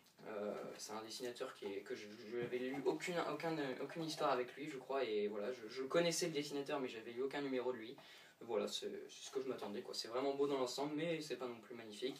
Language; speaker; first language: French; native; French